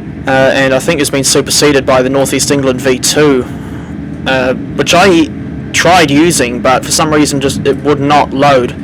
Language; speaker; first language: English; native; English